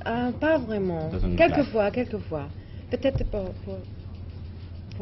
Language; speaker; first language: French; non-native, learner; English